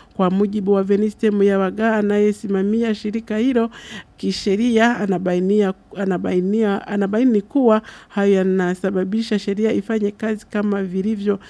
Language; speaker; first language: Swahili; non-native, local second language; Rundi